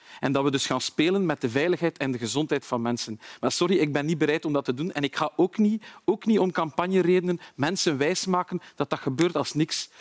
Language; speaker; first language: Dutch; native; Dutch